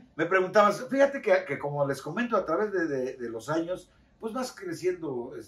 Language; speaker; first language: Spanish; native; Spanish